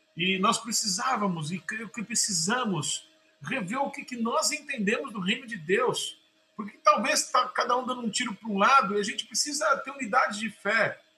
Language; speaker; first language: Portuguese; native; Portuguese